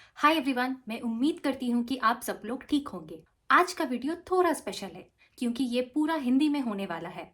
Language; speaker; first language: Hindi; non-native, local second language; Bangla